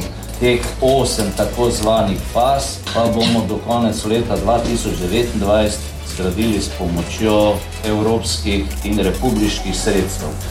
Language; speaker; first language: Slovenian; native; Slovenian